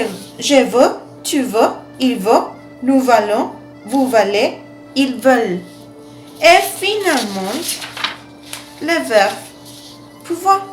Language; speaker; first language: French; non-native, learner; Spanish